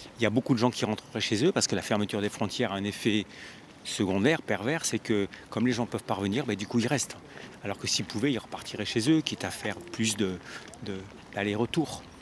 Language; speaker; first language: French; native; French